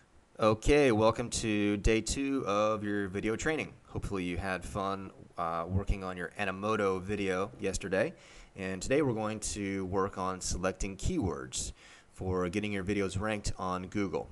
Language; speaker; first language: English; native; English